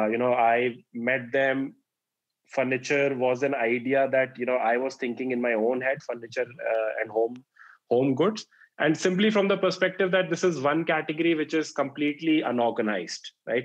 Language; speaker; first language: English; non-native, local second language; Hindi